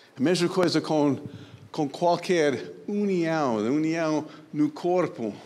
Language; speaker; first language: Portuguese; non-native, fluent; English